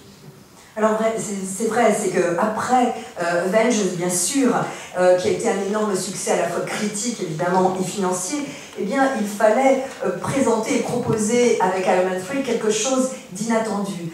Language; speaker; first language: French; native; French